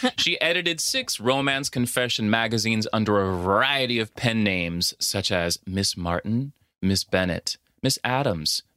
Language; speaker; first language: English; native; English